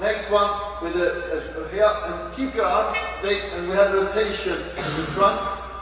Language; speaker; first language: English; non-native, fluent; Swedish